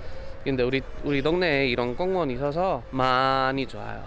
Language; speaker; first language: Korean; non-native, learner; Spanish